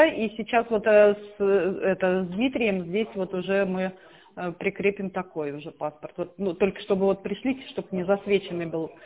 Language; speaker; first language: Russian; native; Russian